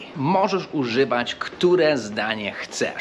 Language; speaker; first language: Polish; non-native, fluent; English